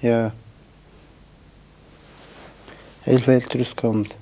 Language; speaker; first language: Dutch; non-native, learner; Turkish